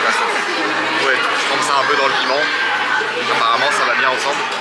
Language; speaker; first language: French; native; French